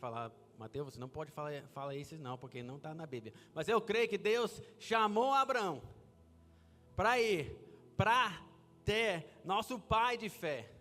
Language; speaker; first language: Portuguese; non-native, fluent; English